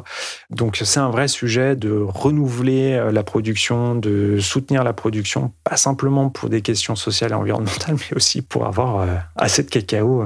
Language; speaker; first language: French; native; French